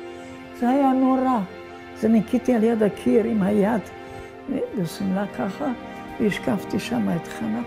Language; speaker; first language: Hebrew; non-native, fluent; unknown